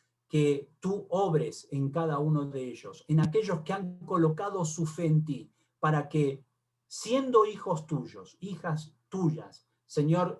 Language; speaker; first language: Spanish; native; Spanish